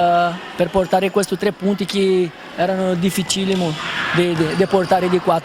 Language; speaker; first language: Italian; non-native, fluent; Spanish